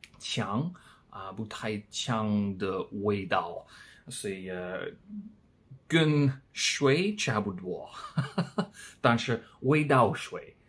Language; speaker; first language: Chinese; non-native, learner; English